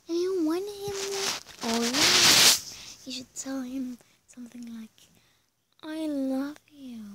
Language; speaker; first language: English; non-native, learner; Spanish